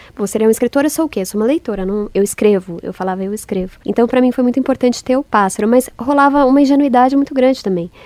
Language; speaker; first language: Portuguese; native; Portuguese